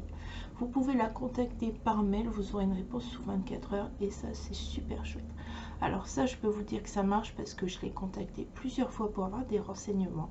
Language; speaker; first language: French; native; French